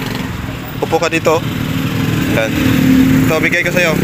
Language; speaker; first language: Filipino; non-native, local second language; Aklanon